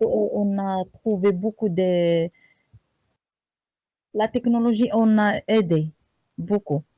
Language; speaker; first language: French; non-native, learner; Arabic